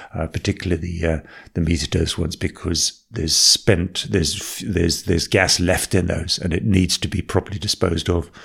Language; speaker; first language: English; native; English